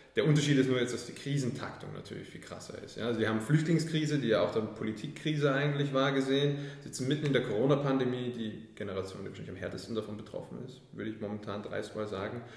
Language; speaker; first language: German; early bilingual, other home language; English